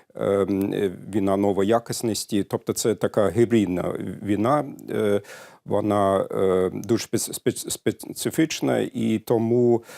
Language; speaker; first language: Ukrainian; non-native, fluent; German